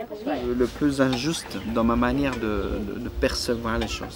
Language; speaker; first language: French; non-native, fluent; Spanish